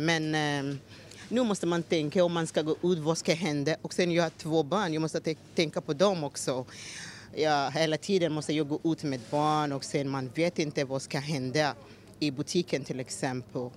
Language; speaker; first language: Swedish; non-native, learner; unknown